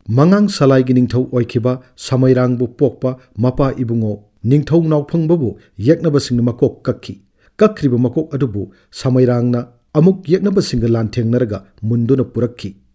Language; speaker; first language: Manipuri; native; Manipuri